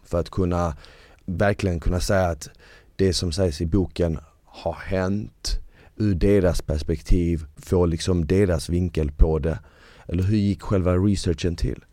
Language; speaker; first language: Swedish; early bilingual, other home language; Bosnian